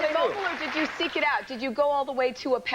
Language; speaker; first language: English; native; English